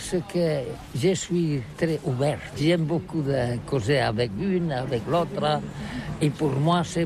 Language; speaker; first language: French; non-native, learner; Catalan